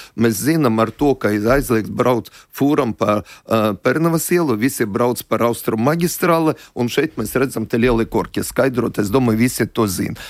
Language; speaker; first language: Latvian; non-native, local second language; Russian